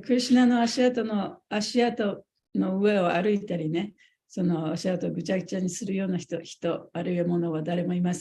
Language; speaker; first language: Japanese; native; Japanese